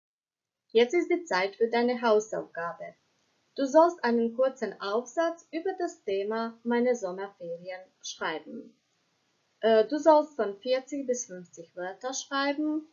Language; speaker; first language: German; non-native, fluent; Croatian